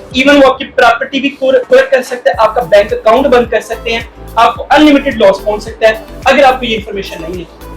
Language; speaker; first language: Urdu; non-native, local second language; Punjabi